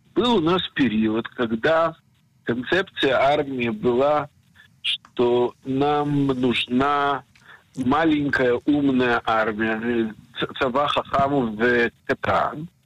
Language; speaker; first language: Russian; native; Russian